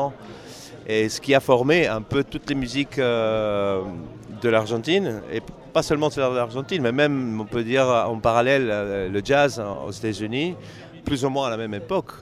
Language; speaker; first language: French; non-native, fluent; Spanish